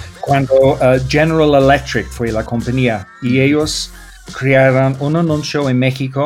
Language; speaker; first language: Spanish; non-native, fluent; English